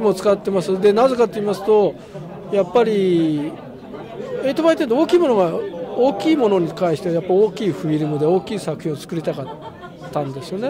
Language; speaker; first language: Japanese; native; Japanese